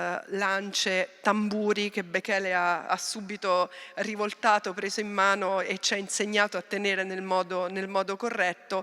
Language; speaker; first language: Italian; native; Italian